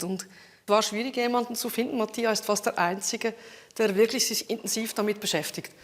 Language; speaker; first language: German; native; German